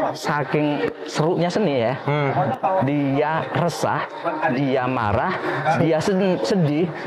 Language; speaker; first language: Indonesian; native; Indonesian